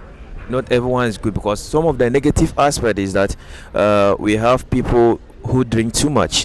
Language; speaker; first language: English; native; English